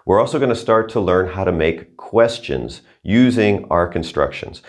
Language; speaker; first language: English; native; English